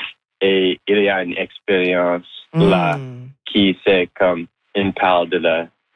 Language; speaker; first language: French; non-native, local second language; English